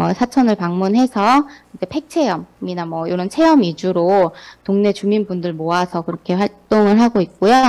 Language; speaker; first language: Korean; native; Korean